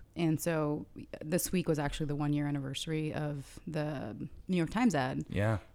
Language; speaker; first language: English; early bilingual, other home language; Arabic